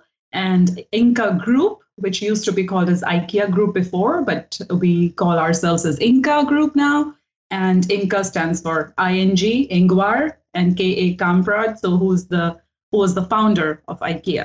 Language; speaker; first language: English; non-native, local second language; Hindi